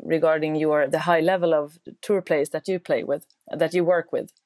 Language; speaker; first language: English; non-native, fluent; Swedish